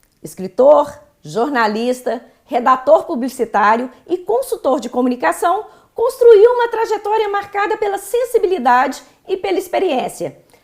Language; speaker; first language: Portuguese; native; Portuguese